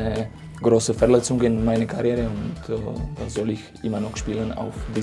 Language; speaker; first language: German; non-native, fluent; Slovak